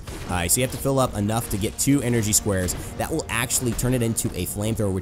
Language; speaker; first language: English; native; English